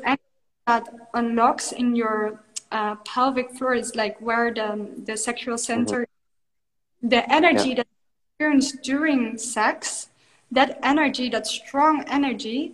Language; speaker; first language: English; non-native, fluent; Dutch